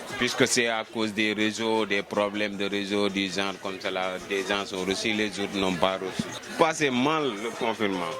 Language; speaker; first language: French; non-native, local second language; Wolof